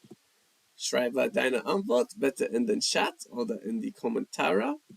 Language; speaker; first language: German; non-native, fluent; English